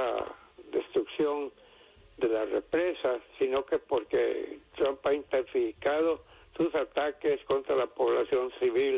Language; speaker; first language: Spanish; native; Spanish